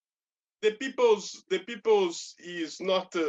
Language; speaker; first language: English; non-native, learner; Portuguese